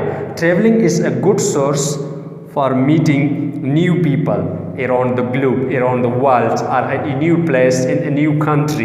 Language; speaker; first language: English; non-native, local second language; Urdu